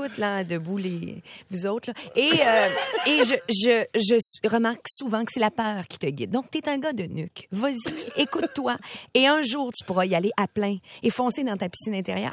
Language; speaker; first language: French; native; French